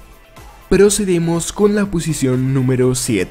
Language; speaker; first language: Spanish; native; Spanish